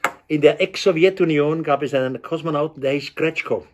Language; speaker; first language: German; native; German